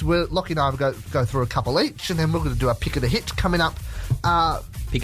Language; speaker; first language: English; native; English